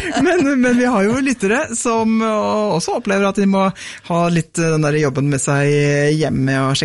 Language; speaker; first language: Norwegian; native; Norwegian